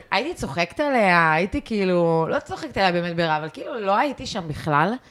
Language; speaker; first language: Hebrew; early bilingual, other home language; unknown